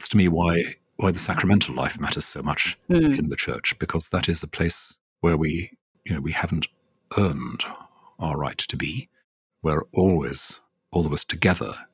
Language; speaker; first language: English; native; English